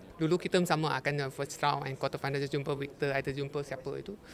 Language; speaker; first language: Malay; non-native, local second language; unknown